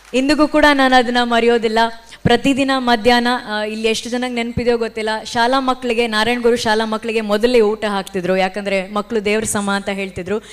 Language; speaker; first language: Kannada; non-native, local second language; Tulu